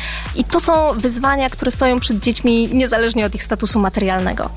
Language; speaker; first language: Polish; native; Polish